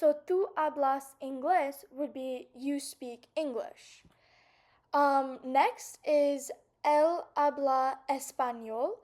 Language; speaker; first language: Spanish; non-native, fluent; English